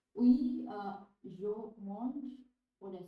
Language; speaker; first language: French; non-native, learner; Hindi